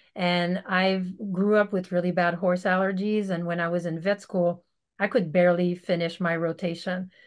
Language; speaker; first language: English; native; English